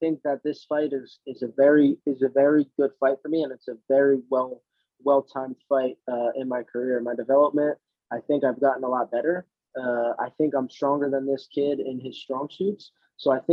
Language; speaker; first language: English; native; English